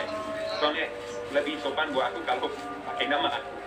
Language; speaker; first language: Indonesian; non-native, learner; English